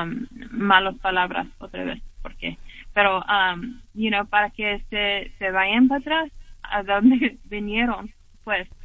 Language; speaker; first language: Spanish; early bilingual, heritage; English